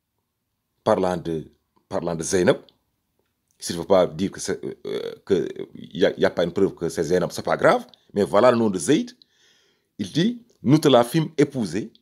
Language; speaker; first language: French; native; French